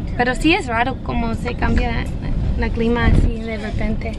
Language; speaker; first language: Spanish; early bilingual, other home language; English